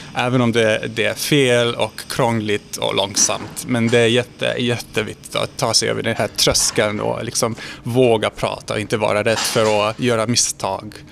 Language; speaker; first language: Swedish; non-native, fluent; Hungarian